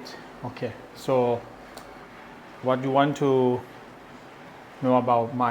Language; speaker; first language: English; non-native, learner; Thai